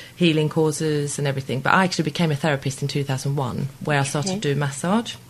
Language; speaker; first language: English; non-native, fluent; Swedish